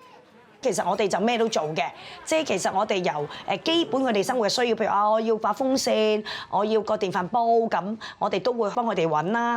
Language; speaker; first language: Cantonese; native; Cantonese